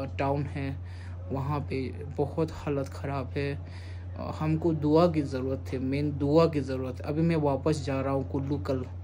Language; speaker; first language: Hindi; non-native, local second language; Tibetan